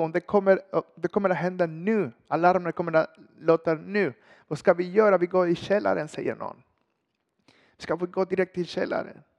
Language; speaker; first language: Swedish; non-native, fluent; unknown